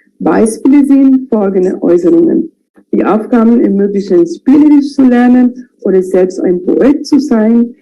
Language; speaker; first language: German; non-native, fluent; Spanish